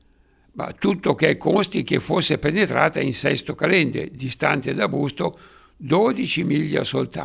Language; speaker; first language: Italian; native; Italian